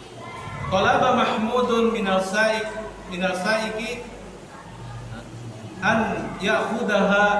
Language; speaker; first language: Arabic; non-native, learner; Indonesian